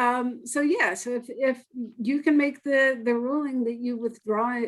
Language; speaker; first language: English; native; English